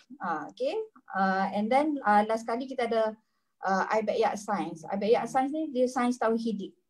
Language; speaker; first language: Malay; native; Malay